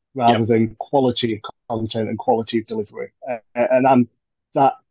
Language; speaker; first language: English; native; English